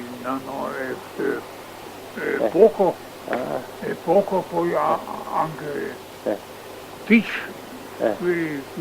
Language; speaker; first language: Italian; non-native, learner; Slovenian